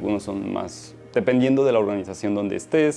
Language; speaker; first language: Spanish; native; Spanish